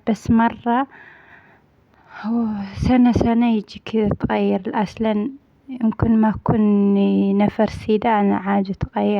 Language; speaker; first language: Arabic; non-native, learner; Amharic